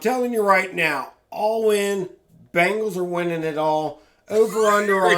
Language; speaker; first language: English; native; English